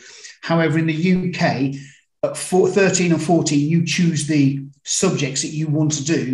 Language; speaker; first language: English; native; English